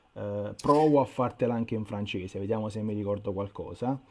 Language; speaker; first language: Italian; native; Italian